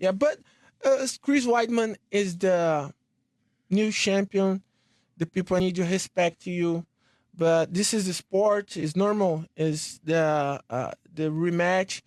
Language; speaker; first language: English; non-native, learner; Portuguese